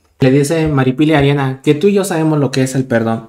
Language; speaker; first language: Spanish; native; Spanish